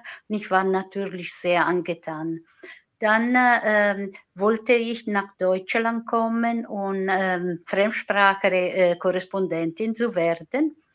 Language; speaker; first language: German; non-native, fluent; Italian